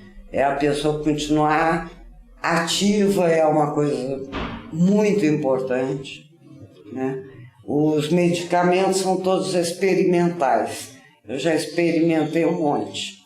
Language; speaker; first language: Portuguese; native; Portuguese